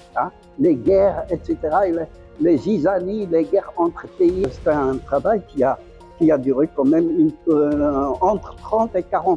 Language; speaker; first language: French; non-native, local second language; Arabic